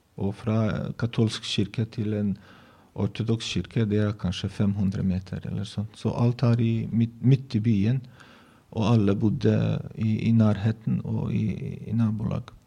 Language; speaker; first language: Norwegian; non-native, fluent; Bosnian